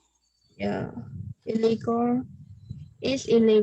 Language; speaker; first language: English; non-native, learner; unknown